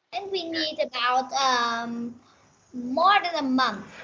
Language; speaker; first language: English; non-native, learner; Vietnamese